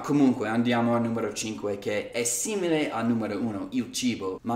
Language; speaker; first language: Italian; non-native, fluent; English